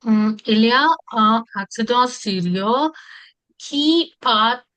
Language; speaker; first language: French; non-native, learner; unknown